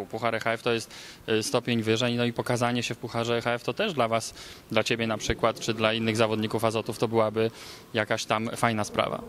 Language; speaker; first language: Polish; native; Polish